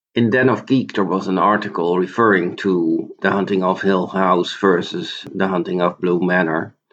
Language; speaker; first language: English; non-native, fluent; Dutch